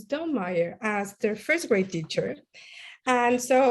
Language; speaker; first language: English; non-native, fluent; Spanish